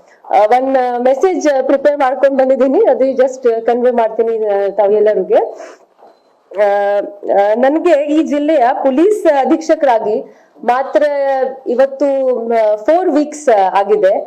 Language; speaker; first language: Kannada; non-native, fluent; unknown